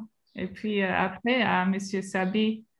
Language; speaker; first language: French; non-native, fluent; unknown